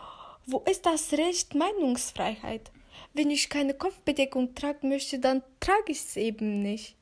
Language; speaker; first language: German; non-native, fluent; Turkish